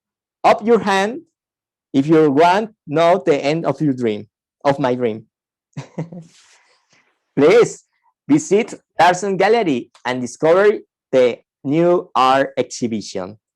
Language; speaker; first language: English; non-native, fluent; Spanish